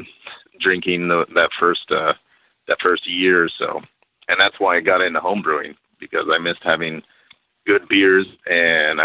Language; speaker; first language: English; native; English